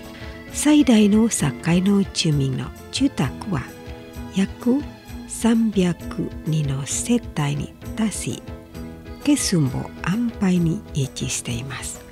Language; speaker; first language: Japanese; non-native, fluent; Indonesian